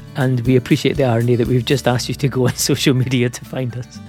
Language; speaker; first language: English; native; English